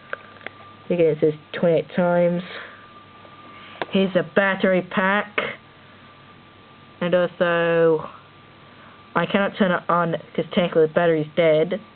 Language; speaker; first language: English; native; English